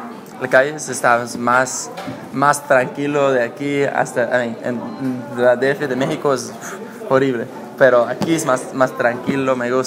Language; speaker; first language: Spanish; non-native, learner; English